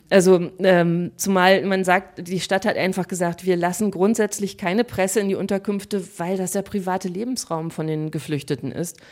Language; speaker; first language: German; native; German